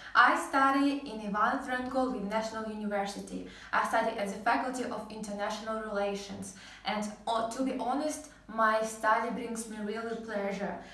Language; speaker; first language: English; non-native, fluent; Ukrainian